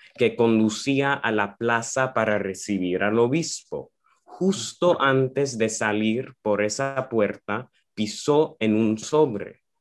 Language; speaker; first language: Spanish; early bilingual, heritage; Spanish